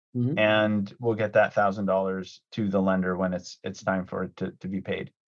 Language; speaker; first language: English; early bilingual, other home language; Greek